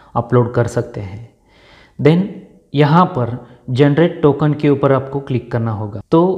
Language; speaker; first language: Hindi; non-native, local second language; Marathi